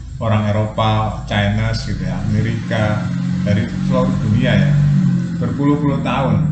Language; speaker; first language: Indonesian; non-native, local second language; Javanese